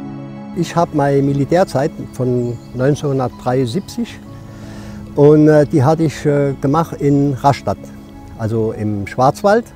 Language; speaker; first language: German; non-native, fluent; French